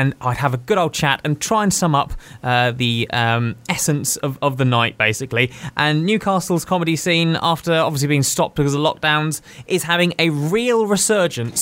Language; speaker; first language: English; native; English